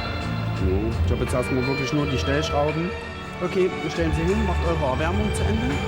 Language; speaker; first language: German; native; German